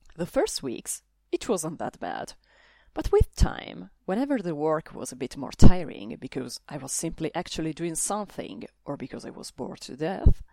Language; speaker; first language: English; non-native, fluent; Italian